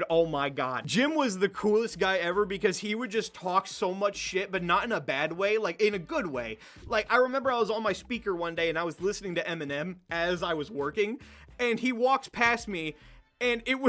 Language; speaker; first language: English; native; English